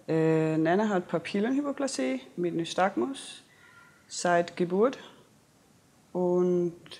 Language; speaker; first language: German; non-native, fluent; Danish